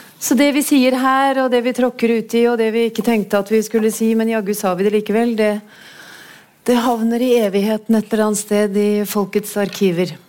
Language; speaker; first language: Norwegian; native; Norwegian